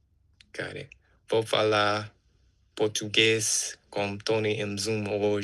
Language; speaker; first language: Portuguese; non-native, learner; English